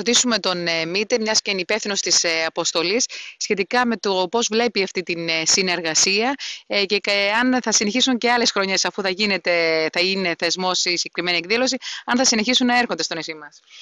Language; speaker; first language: Greek; native; Greek